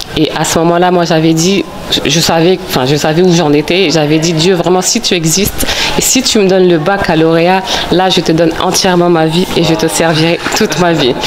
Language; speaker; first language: French; early bilingual, other home language; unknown